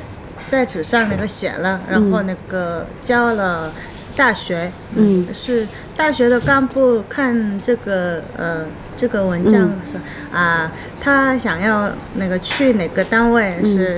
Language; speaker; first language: Chinese; non-native, fluent; Korean